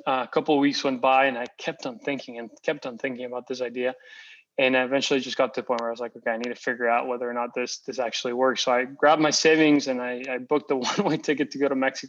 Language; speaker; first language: English; non-native, fluent; Spanish